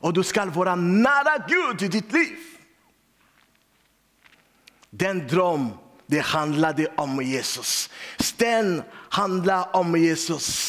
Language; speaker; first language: Swedish; non-native, learner; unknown